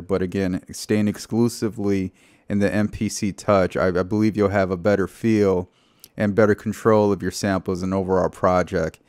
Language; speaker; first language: English; native; English